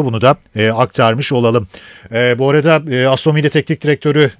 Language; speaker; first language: Turkish; native; Turkish